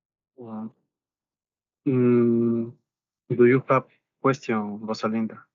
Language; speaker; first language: English; non-native, learner; Spanish